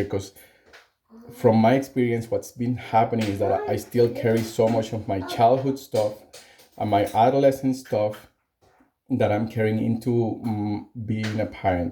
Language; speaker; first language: English; non-native, fluent; Spanish